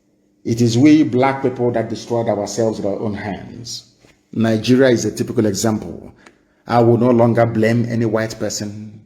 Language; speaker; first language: English; non-native, local second language; Igbo